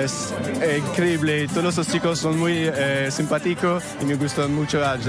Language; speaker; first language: Spanish; non-native, learner; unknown